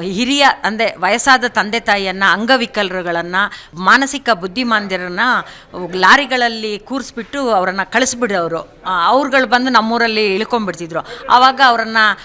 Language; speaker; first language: Kannada; non-native, local second language; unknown